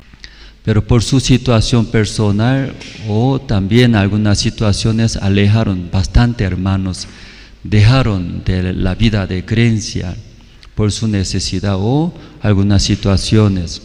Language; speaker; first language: Spanish; non-native, fluent; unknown